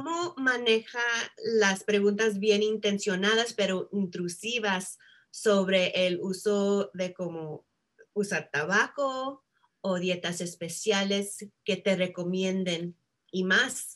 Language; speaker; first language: Spanish; early bilingual, heritage; Spanish